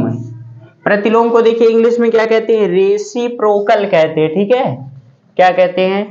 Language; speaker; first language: Hindi; native; Hindi